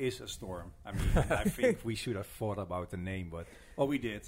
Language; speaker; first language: English; non-native, fluent; Dutch